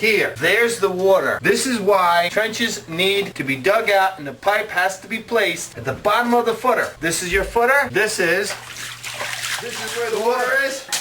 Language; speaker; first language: English; native; English